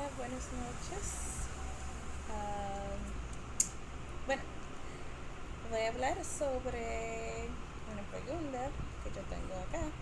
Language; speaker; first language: Spanish; non-native, learner; English